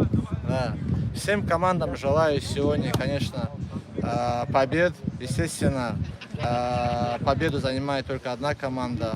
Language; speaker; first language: Russian; non-native, local second language; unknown